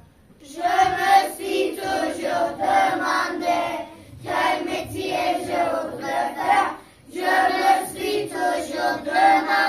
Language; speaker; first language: French; non-native, learner; Turkish